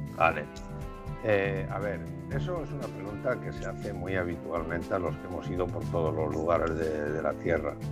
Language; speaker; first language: Spanish; native; Spanish